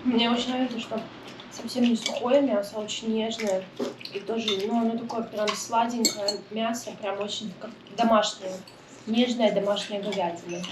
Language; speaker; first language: Russian; native; Russian